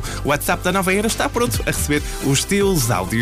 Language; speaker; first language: Portuguese; native; Portuguese